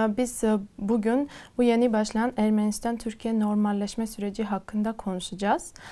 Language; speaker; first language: Turkish; non-native, fluent; Armenian